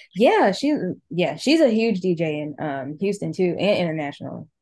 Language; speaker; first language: English; native; English